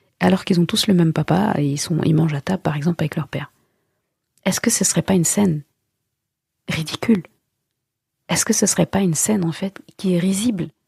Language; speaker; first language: French; early bilingual, other home language; Wolof